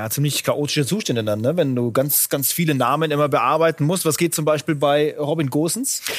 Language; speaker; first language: German; native; German